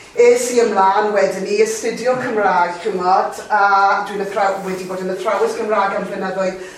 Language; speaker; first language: Welsh; non-native, local second language; English